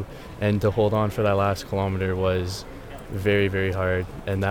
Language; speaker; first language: English; native; English